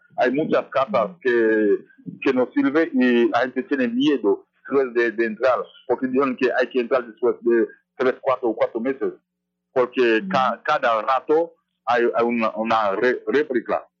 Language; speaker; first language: Spanish; non-native, fluent; Haitian Creole